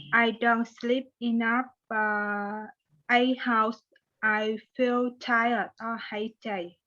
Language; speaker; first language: English; non-native, learner; Vietnamese